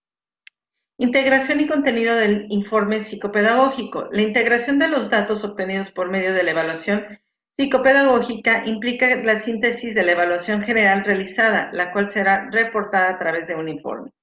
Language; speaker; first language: Spanish; native; Spanish